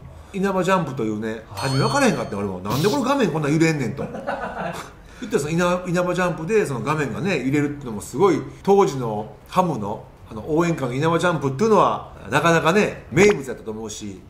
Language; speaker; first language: Japanese; native; Japanese